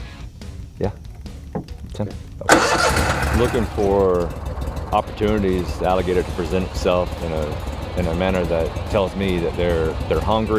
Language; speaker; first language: English; native; English